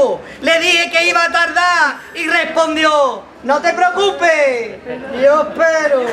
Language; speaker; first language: Spanish; native; Spanish